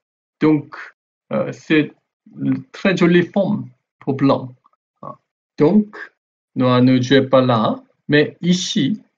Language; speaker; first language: French; non-native, learner; Korean